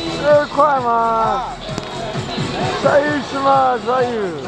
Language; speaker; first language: Chinese; non-native, learner; English